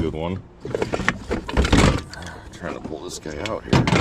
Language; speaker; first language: English; native; English